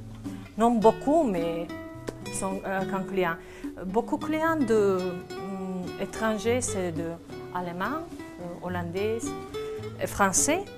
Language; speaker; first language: French; non-native, learner; Slovak